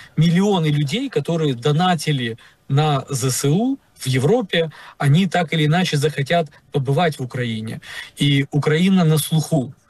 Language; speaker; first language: Russian; native; Russian